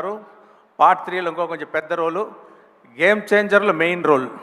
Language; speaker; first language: Telugu; non-native, learner; Tamil